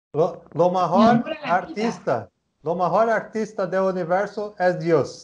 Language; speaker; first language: Spanish; non-native, learner; Portuguese